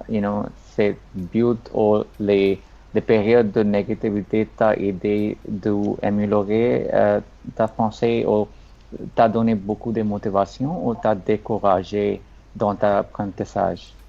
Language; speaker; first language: French; non-native, learner; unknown